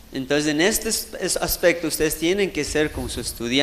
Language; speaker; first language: Spanish; native; Spanish